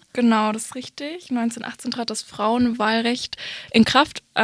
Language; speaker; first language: German; native; German